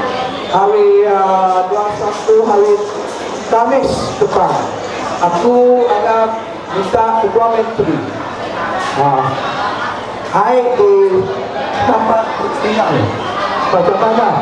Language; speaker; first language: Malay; non-native, local second language; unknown